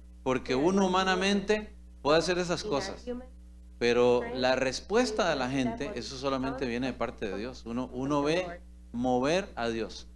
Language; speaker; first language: Spanish; native; Spanish